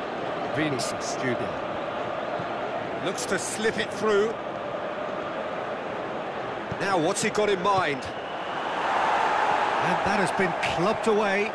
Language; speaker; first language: English; native; English